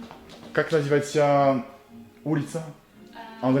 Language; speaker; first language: Russian; non-native, learner; French